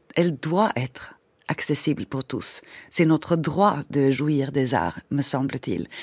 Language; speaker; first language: French; non-native, fluent; Swedish